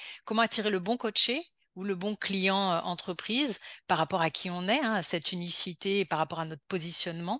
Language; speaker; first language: French; native; French